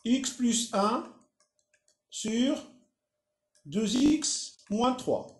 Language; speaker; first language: French; non-native, local second language; Arabic